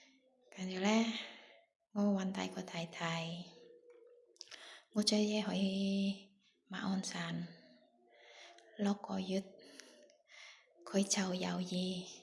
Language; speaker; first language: Cantonese; non-native, learner; Indonesian